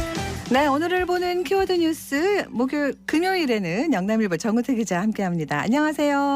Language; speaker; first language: Korean; native; Korean